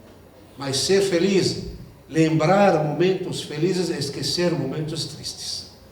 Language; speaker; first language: Portuguese; non-native, fluent; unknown